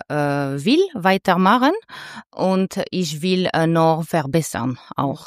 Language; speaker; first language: German; non-native, learner; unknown